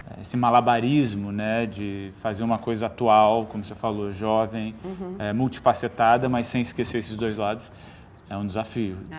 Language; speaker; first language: Portuguese; native; Portuguese